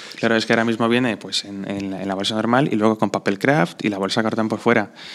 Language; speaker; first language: Spanish; non-native, fluent; Slovak